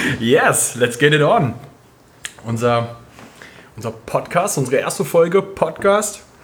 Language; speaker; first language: German; native; German